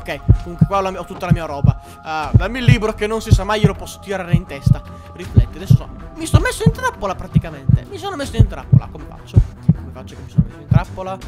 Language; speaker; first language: Italian; native; Italian